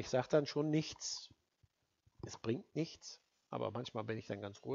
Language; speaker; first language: German; native; German